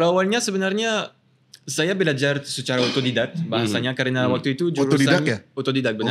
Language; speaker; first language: Indonesian; non-native, fluent; French